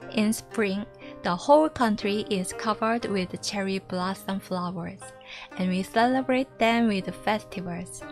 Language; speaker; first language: English; non-native, fluent; Korean